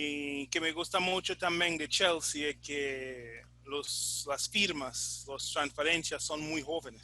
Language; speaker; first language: Spanish; non-native, fluent; English